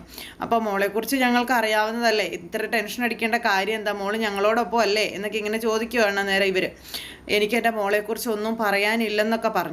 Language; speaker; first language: Malayalam; native; Malayalam